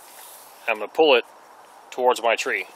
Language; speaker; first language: English; native; English